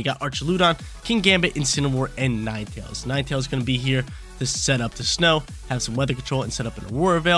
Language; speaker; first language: English; native; English